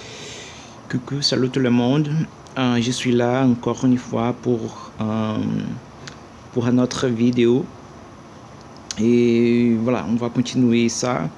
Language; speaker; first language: French; non-native, learner; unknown